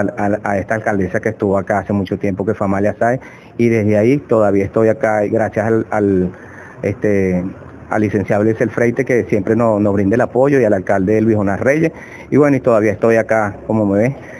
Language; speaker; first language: Spanish; native; Spanish